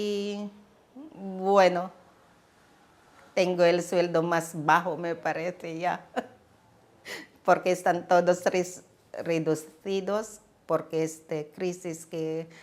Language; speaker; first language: Spanish; non-native, learner; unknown